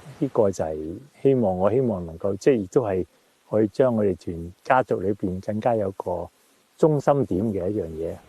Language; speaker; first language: Cantonese; native; Cantonese